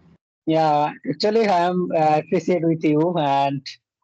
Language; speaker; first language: English; non-native, learner; Bangla